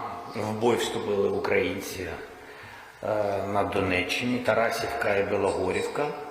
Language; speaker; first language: Ukrainian; non-native, local second language; Russian